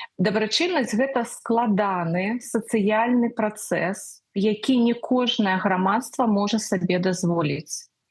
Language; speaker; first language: Belarusian; native; Belarusian